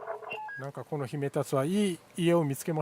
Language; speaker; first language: Japanese; native; Japanese